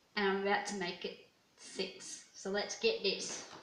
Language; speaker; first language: English; native; English